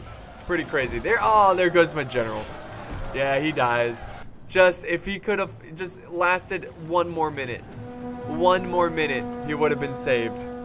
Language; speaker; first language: English; native; English